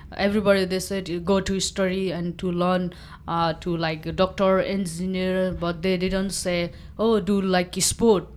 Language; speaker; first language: English; non-native, local second language; Nepali